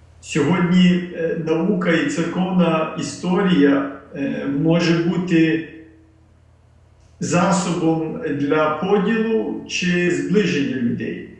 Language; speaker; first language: Ukrainian; early bilingual, heritage; Ukrainian